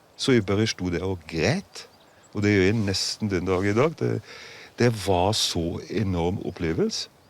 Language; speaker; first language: Norwegian; non-native, fluent; German